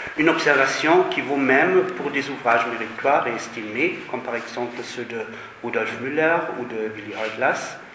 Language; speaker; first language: French; non-native, fluent; German